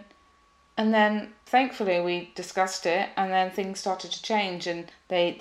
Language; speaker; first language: English; native; English